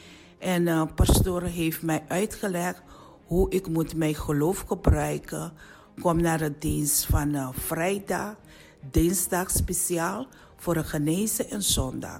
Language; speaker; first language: Dutch; non-native, learner; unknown